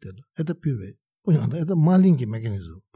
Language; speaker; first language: Russian; non-native, learner; Tibetan